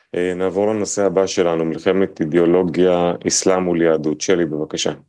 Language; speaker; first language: Hebrew; native; Hebrew